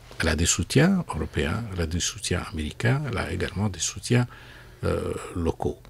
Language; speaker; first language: French; non-native, local second language; Arabic